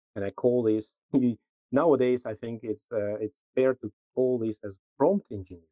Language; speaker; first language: English; non-native, fluent; Russian